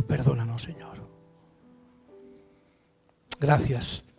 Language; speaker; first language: Spanish; native; Spanish